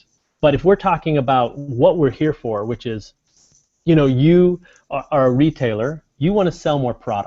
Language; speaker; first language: English; native; English